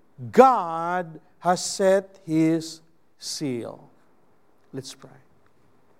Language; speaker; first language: English; non-native, local second language; Cebuano